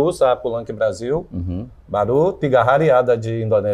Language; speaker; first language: Indonesian; non-native, fluent; Portuguese